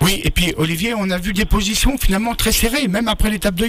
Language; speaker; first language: French; native; French